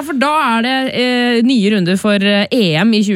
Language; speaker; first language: Norwegian; native; Norwegian